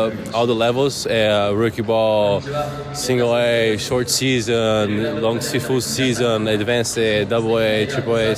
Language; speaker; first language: English; non-native, fluent; Portuguese